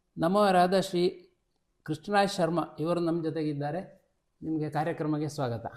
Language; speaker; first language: Kannada; non-native, local second language; Marathi